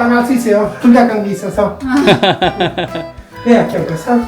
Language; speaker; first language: Korean; non-native, fluent; Italian